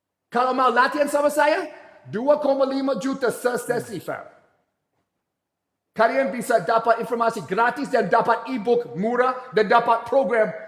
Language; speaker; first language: Indonesian; non-native, fluent; English